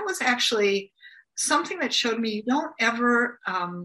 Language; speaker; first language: English; native; English